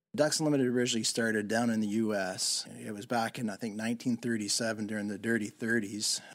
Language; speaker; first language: English; native; English